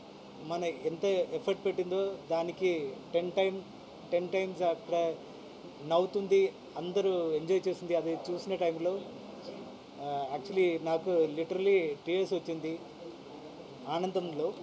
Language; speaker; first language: Telugu; non-native, fluent; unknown